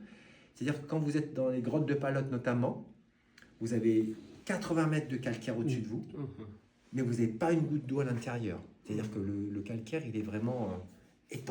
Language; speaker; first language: French; native; French